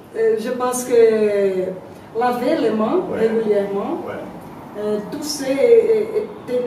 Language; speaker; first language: French; non-native, learner; Portuguese